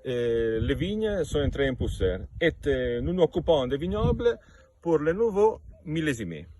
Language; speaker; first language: French; non-native, learner; Italian